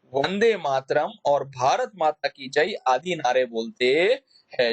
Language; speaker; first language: Hindi; non-native, local second language; Gujarati